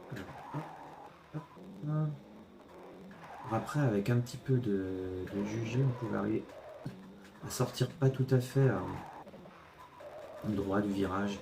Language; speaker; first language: French; native; French